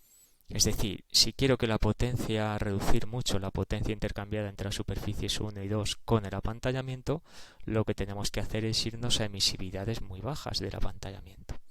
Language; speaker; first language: Spanish; native; Spanish